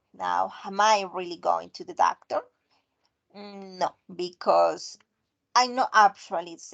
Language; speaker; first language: English; non-native, fluent; Spanish